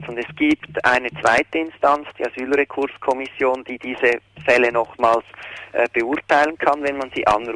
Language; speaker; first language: German; native; German